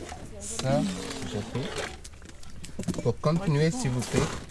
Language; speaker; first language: French; non-native, learner; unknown